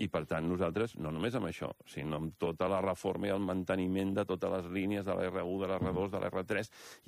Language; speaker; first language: Catalan; native; Catalan